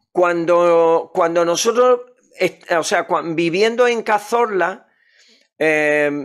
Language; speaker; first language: Spanish; native; Spanish